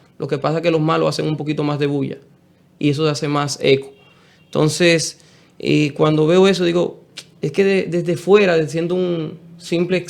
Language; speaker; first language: Spanish; native; Spanish